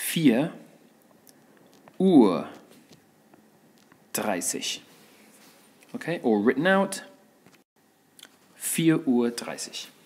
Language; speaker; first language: German; non-native, fluent; English